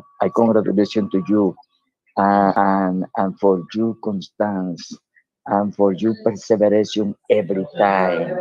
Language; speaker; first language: English; non-native, learner; Spanish